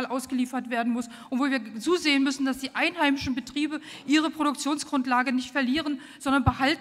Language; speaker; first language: German; native; German